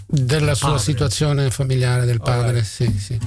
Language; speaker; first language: Italian; native; Italian